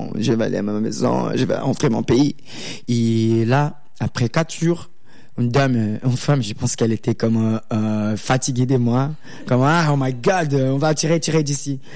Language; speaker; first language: French; non-native, learner; Portuguese